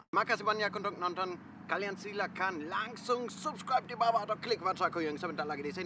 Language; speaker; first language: Indonesian; non-native, fluent; German